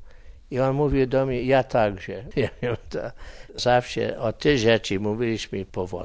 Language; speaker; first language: Polish; early bilingual, heritage; English